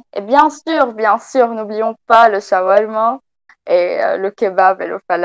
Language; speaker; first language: French; non-native, local second language; Arabic